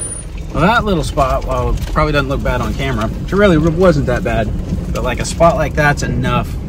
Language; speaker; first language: English; native; English